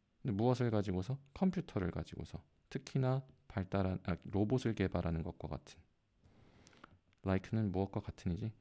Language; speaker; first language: Korean; native; Korean